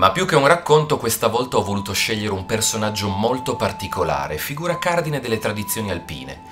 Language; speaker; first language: Italian; native; Italian